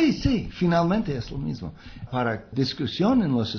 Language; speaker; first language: Spanish; non-native, fluent; English